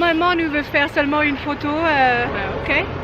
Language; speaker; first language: French; non-native, learner; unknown